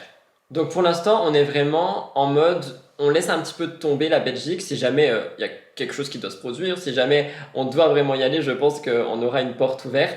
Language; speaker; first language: French; native; French